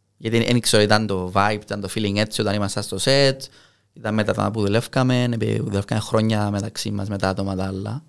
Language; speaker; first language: Greek; native; Greek